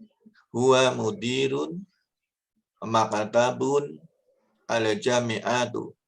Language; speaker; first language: Arabic; non-native, learner; Indonesian